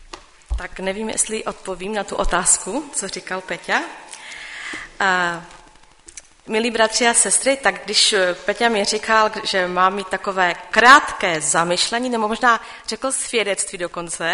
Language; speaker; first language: Czech; non-native, local second language; Polish